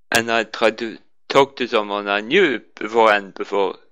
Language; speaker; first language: English; non-native, learner; Norwegian